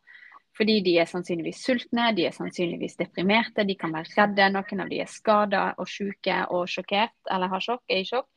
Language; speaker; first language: Norwegian; native; Norwegian